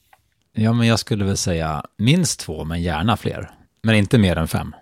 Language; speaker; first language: Swedish; native; Swedish